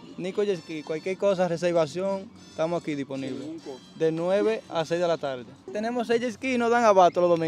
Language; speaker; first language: Spanish; native; Spanish